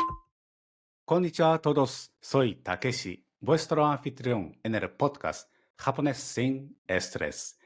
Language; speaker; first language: Spanish; non-native, fluent; Japanese